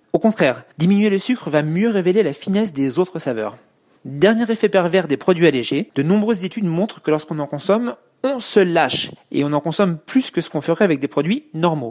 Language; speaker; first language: French; native; French